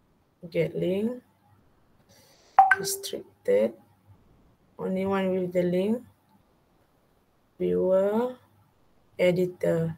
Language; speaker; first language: English; non-native, fluent; Malay